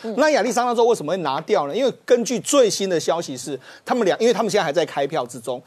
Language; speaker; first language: Chinese; native; Chinese